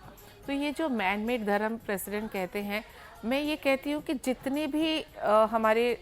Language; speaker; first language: Hindi; native; Hindi